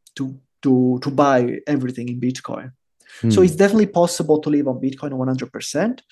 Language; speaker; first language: English; non-native, fluent; Italian